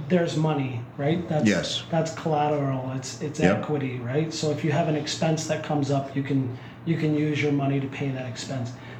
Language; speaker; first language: English; native; English